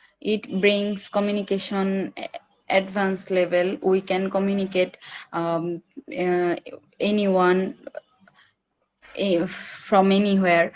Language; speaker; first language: English; non-native, learner; Bangla